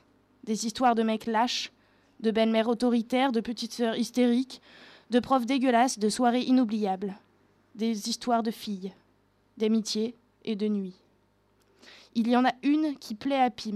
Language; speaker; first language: French; native; French